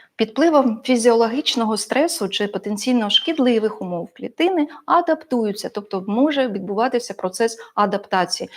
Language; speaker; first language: Ukrainian; non-native, local second language; Russian